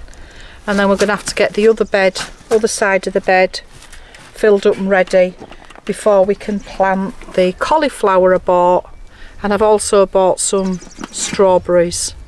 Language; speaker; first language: English; native; English